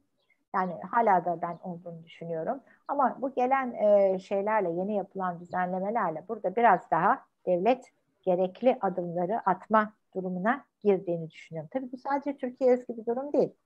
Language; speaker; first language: Turkish; native; Turkish